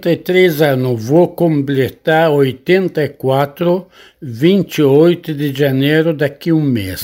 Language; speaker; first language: Portuguese; non-native, learner; Arabic